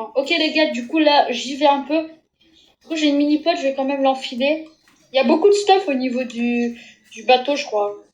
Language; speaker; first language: French; native; French